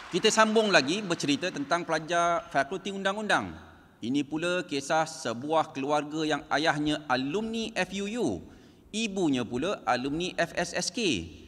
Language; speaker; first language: Malay; native; Malay